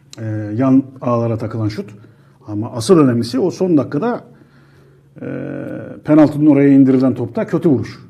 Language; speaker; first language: Turkish; native; Turkish